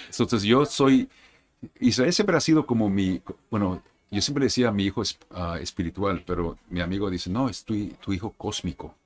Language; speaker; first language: Spanish; early bilingual, heritage; Spanish